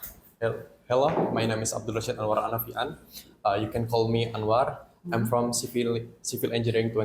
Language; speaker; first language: English; non-native, learner; Indonesian